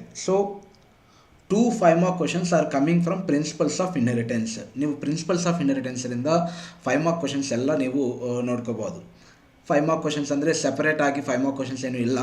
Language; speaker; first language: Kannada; non-native, fluent; Telugu